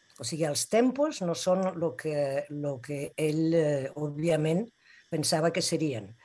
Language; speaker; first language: Catalan; non-native, local second language; Spanish